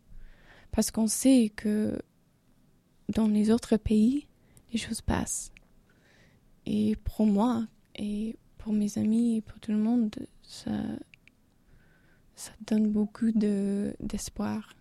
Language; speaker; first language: French; non-native, learner; English